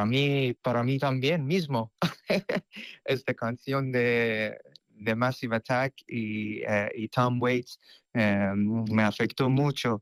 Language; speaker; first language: Spanish; non-native, fluent; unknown